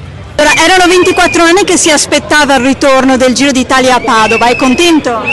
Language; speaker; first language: Italian; native; Italian